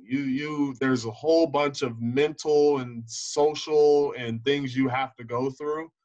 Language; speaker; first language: English; native; English